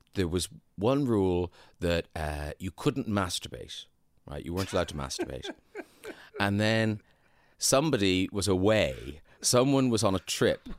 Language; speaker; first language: English; native; English